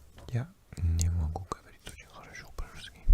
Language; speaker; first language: Russian; non-native, learner; English